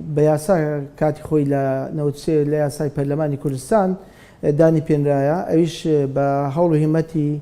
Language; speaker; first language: Central Kurdish; non-native, local second language; Assyrian Neo-Aramaic